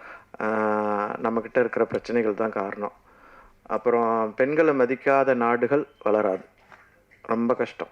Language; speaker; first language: Tamil; native; Tamil